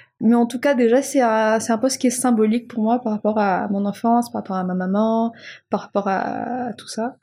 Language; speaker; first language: French; non-native, local second language; Malagasy